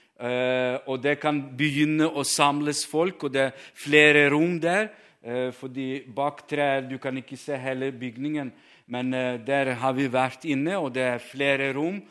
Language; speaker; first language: Norwegian; non-native, fluent; Ukrainian